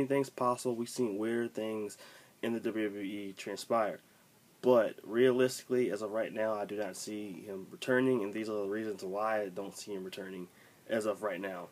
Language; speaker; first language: English; native; English